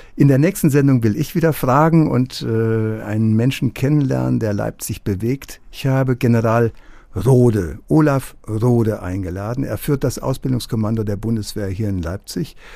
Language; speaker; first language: German; native; German